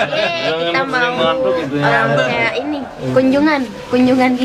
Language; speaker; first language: Indonesian; native; Indonesian